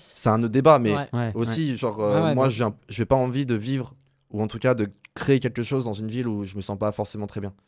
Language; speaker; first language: French; native; French